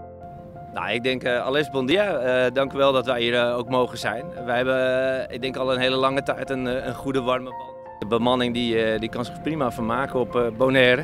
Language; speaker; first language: Dutch; native; Dutch